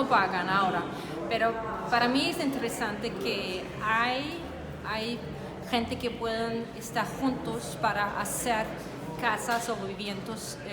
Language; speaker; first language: Spanish; non-native, learner; Danish